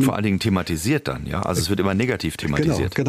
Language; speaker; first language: German; native; German